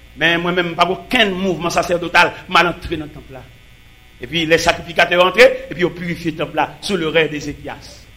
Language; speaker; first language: French; non-native, local second language; Haitian Creole